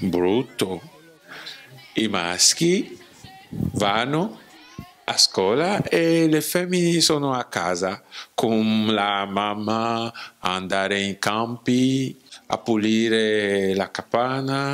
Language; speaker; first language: Italian; non-native, learner; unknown